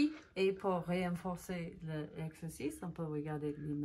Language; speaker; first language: French; non-native, learner; English